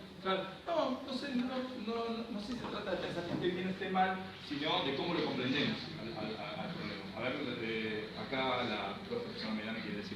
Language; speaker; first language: Spanish; native; Spanish